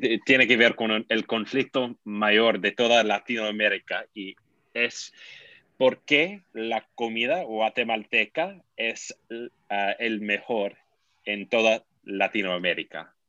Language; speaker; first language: Spanish; non-native, fluent; English